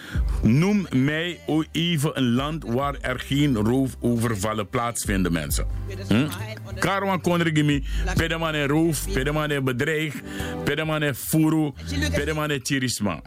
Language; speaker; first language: Dutch; native; Dutch